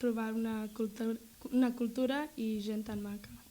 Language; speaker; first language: Catalan; non-native, learner; English